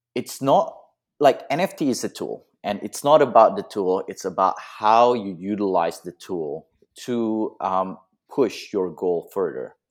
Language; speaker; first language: English; non-native, fluent; Indonesian